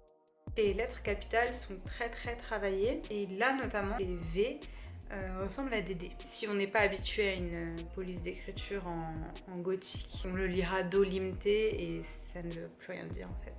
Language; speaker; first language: French; native; French